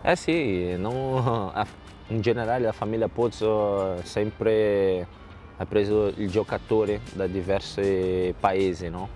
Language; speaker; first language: Italian; non-native, fluent; Portuguese